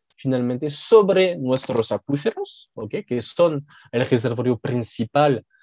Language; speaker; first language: Spanish; non-native, fluent; French